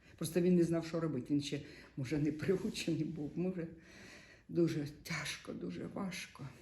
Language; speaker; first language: Ukrainian; non-native, local second language; Russian